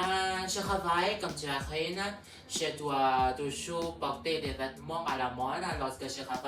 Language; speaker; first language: French; non-native, learner; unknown